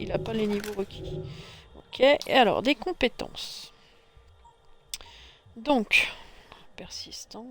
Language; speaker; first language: French; native; French